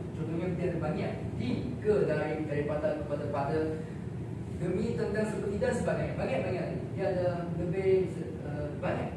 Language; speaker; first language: Malay; non-native, local second language; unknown